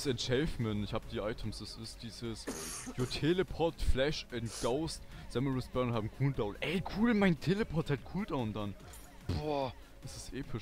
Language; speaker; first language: German; native; German